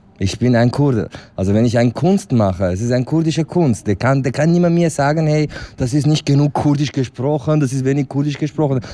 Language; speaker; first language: German; non-native, fluent; Kurdish